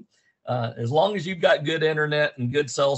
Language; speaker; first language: English; native; English